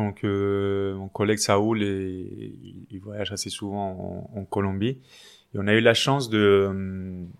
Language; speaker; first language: French; non-native, fluent; Spanish